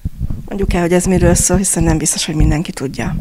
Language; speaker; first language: Hungarian; native; Hungarian